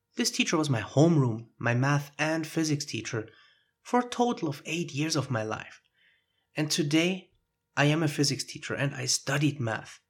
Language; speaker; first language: English; non-native, fluent; German